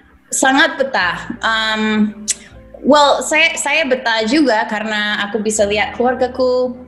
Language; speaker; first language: Indonesian; non-native, fluent; English